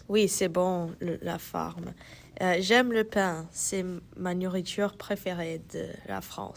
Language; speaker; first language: French; early bilingual, heritage; French